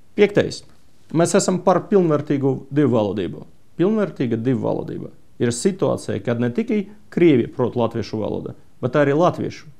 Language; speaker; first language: Latvian; non-native, local second language; Russian